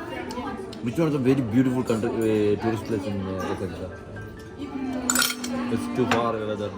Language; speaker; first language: English; non-native, local second language; Malayalam